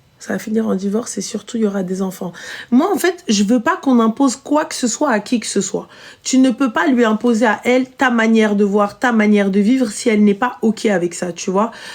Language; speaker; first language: French; early bilingual, other home language; Arabic